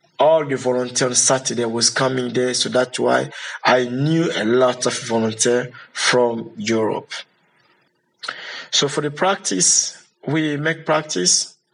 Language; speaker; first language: English; non-native, learner; Lingala